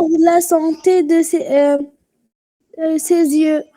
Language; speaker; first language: French; non-native, local second language; Arabic